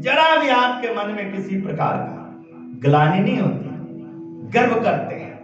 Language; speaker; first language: Hindi; native; Hindi